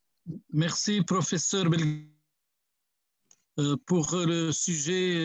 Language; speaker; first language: French; non-native, local second language; Arabic